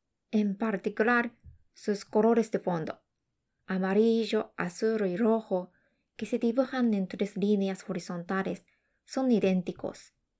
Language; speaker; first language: Spanish; non-native, fluent; Japanese